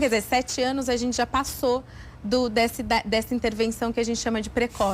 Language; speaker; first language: Portuguese; native; Portuguese